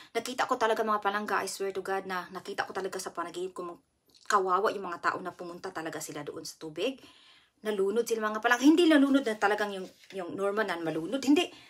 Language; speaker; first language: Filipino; non-native, local second language; Cebuano